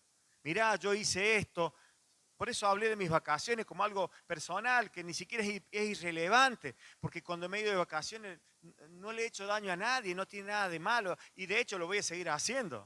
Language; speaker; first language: Spanish; native; Spanish